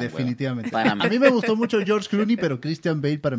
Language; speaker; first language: Spanish; native; Spanish